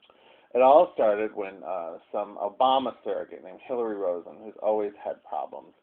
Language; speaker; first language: English; native; English